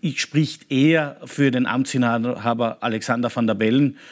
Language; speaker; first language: German; native; German